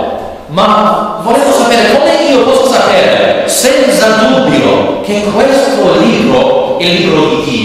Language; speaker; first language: Italian; non-native, learner; English